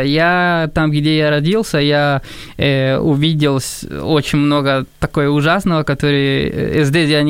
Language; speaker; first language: Russian; non-native, fluent; Spanish